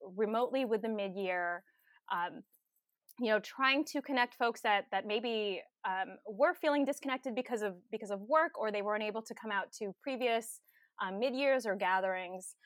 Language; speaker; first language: English; early bilingual, other home language; Filipino